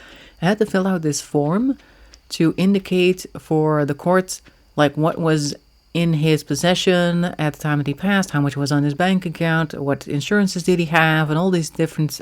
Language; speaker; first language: English; non-native, fluent; Dutch